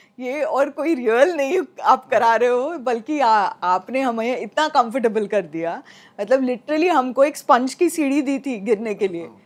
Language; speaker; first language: Hindi; non-native, local second language; Marathi